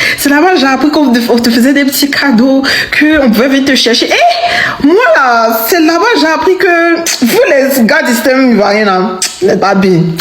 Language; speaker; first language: French; native; French